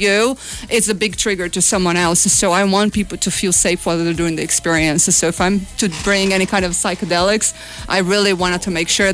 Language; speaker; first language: English; non-native, fluent; Portuguese